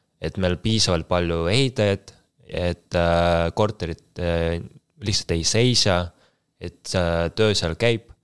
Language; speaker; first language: Estonian; non-native, local second language; Russian